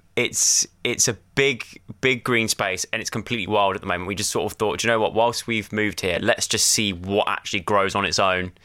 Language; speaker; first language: English; native; English